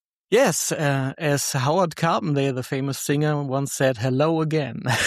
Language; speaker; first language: English; non-native, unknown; German